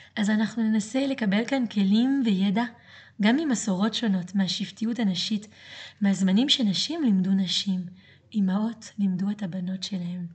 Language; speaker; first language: Hebrew; early bilingual, other home language; French